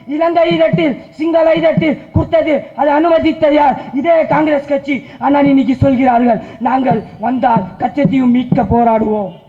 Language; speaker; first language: Tamil; non-native, local second language; Urdu